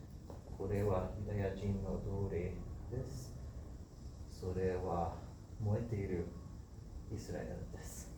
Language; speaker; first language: Japanese; non-native, learner; English